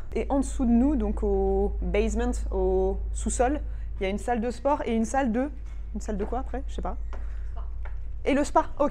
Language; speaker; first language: French; native; French